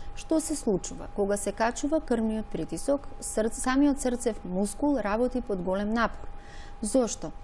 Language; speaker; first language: Macedonian; native; Macedonian